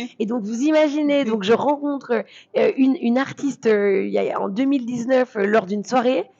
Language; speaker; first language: French; early bilingual, other home language; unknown